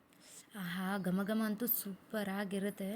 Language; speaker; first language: Kannada; native; Kannada